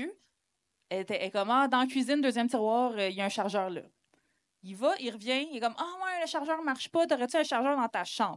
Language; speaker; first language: French; native; French